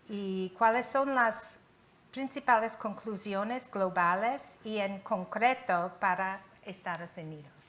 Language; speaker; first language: Spanish; non-native, fluent; English